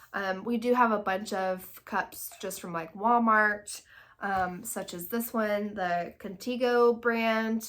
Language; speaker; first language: English; native; English